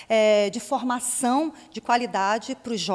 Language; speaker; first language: Portuguese; native; Portuguese